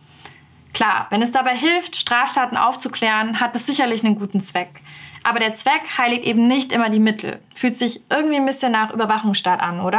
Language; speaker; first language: German; native; German